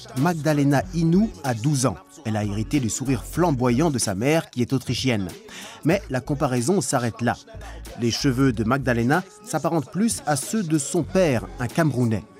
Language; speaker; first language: French; native; French